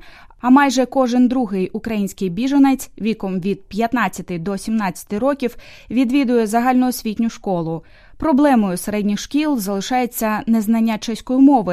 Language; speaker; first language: Ukrainian; native; Ukrainian